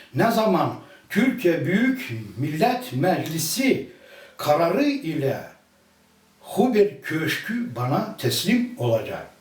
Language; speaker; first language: Turkish; early bilingual, other home language; Azerbaijani